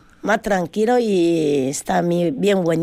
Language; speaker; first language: Spanish; non-native, learner; Chinese